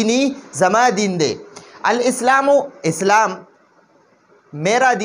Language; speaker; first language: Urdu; non-native, fluent; Pashto